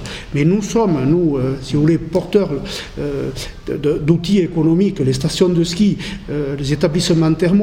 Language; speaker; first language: French; native; French